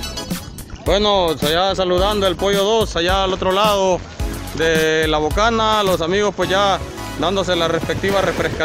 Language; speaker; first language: Spanish; native; Spanish